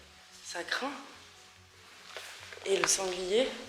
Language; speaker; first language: French; native; French